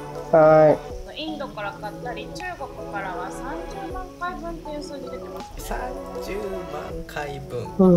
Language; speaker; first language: Japanese; native; Japanese